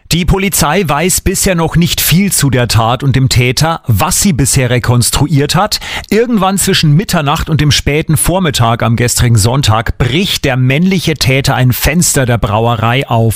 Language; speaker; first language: German; native; German